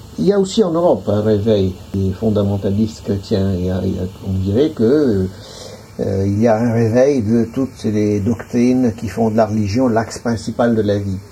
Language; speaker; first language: French; non-native, local second language; Arabic